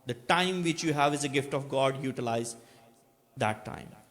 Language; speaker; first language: English; non-native, local second language; Urdu